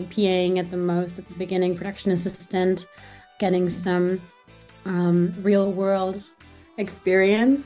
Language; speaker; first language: English; non-native, fluent; German